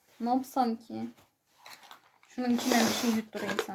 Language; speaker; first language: Turkish; native; Turkish